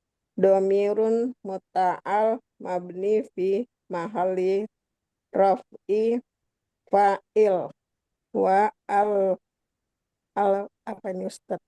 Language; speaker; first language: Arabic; non-native, learner; Indonesian